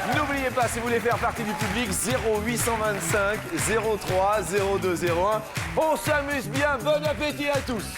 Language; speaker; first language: French; native; French